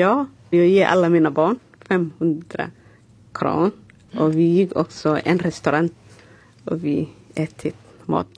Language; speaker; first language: Swedish; non-native, learner; Somali